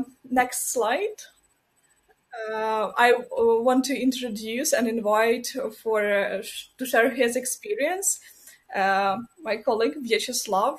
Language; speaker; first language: English; non-native, fluent; Ukrainian